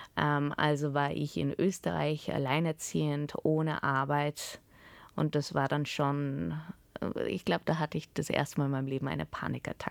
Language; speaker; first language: German; native; German